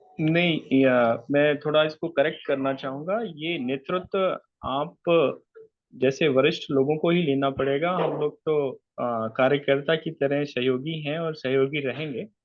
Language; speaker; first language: Hindi; native; Hindi